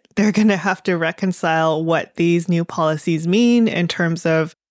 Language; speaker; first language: English; native; English